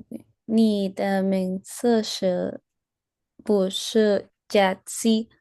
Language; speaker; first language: Chinese; non-native, learner; Spanish